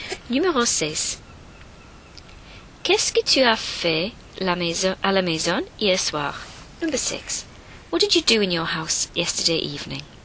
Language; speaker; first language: English; native; English